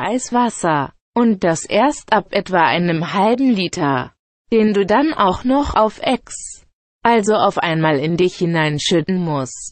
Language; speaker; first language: German; native; German